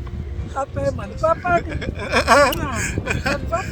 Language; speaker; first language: German; non-native, learner; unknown